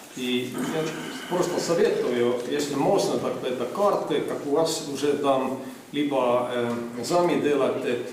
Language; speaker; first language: Russian; non-native, fluent; Estonian